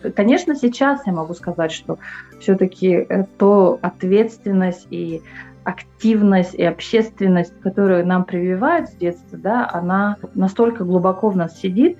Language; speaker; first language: Russian; non-native, local second language; Yakut